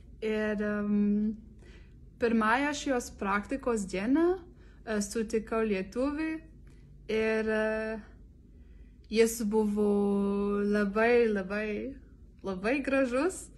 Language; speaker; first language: Lithuanian; non-native, learner; French